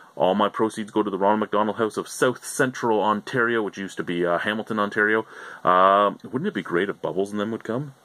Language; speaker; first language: English; native; English